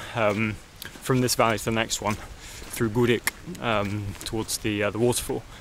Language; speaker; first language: English; native; English